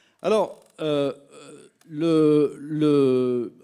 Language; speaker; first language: French; native; French